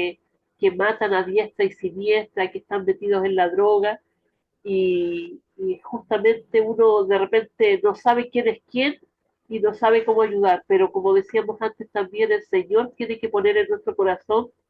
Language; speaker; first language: Spanish; native; Spanish